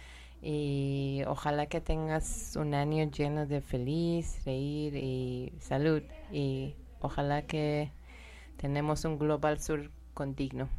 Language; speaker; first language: Spanish; non-native, learner; Persian